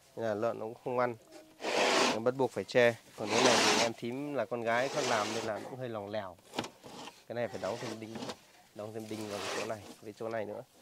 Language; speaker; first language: Vietnamese; non-native, local second language; Hmong